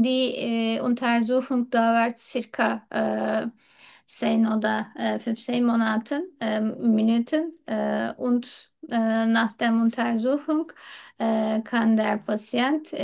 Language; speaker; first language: German; non-native, learner; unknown